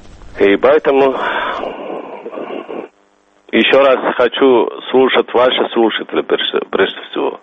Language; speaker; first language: Russian; non-native, fluent; Somali